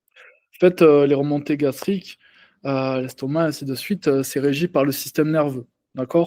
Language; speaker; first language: French; native; French